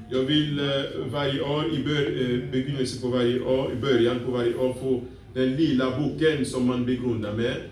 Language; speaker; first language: Swedish; non-native, fluent; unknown